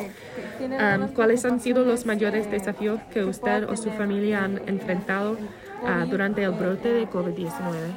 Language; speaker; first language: Spanish; non-native, fluent; English